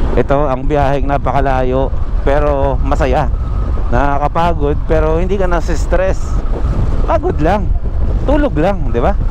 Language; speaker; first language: Filipino; non-native, local second language; Aklanon